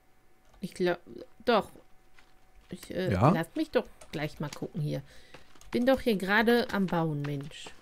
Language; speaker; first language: German; native; German